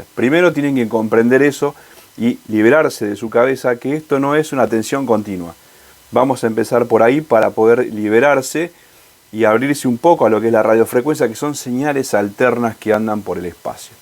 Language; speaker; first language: Spanish; native; Spanish